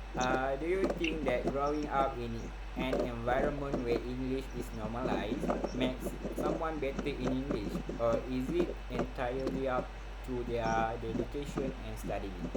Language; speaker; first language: English; non-native, local second language; Malay